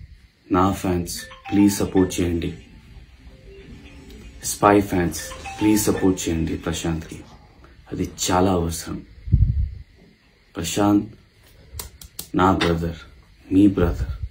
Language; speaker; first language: Telugu; non-native, local second language; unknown